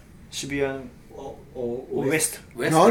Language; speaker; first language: English; non-native, learner; Japanese